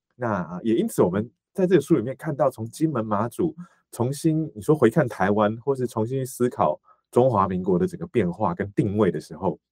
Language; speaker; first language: Chinese; native; Chinese